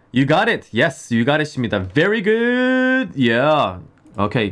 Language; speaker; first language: English; early bilingual, other home language; Korean